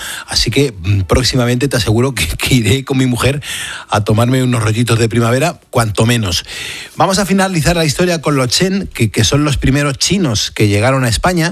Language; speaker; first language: Spanish; native; Spanish